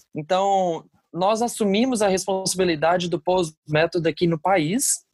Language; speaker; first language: Portuguese; early bilingual, other home language; English